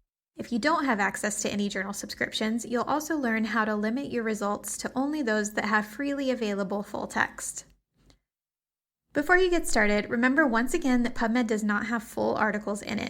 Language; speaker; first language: English; native; English